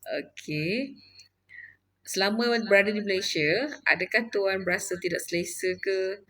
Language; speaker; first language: Malay; native; Malay